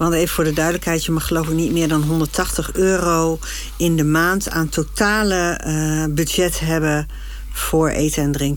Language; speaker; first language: Dutch; native; Dutch